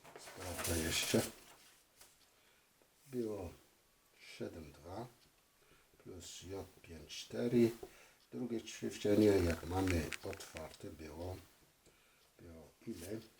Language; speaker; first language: Polish; non-native, fluent; French